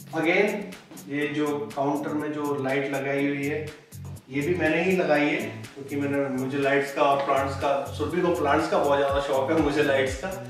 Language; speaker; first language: Hindi; native; Hindi